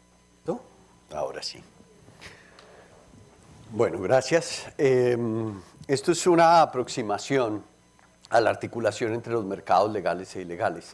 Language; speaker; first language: Spanish; native; Spanish